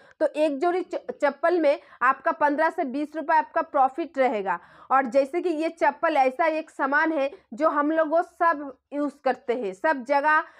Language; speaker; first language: Hindi; non-native, local second language; Bangla